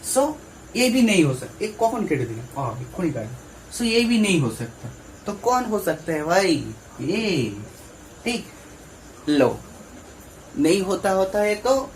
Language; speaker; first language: Hindi; non-native, local second language; Bangla